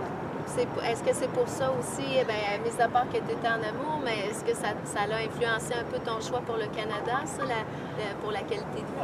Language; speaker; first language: French; native; French